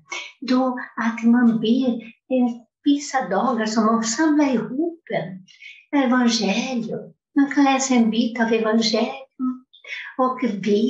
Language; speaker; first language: Swedish; non-native, fluent; Portuguese